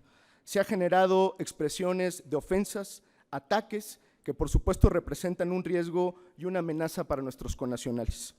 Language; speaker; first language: Spanish; native; Spanish